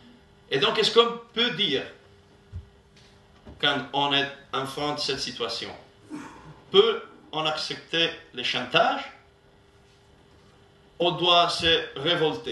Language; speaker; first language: French; non-native, learner; Italian